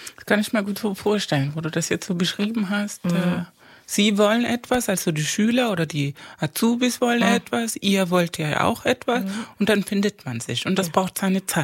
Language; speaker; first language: German; non-native, fluent; Spanish